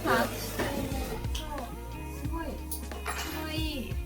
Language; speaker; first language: Japanese; native; Japanese